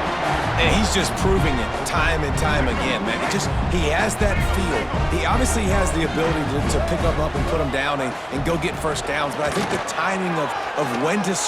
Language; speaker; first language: English; native; English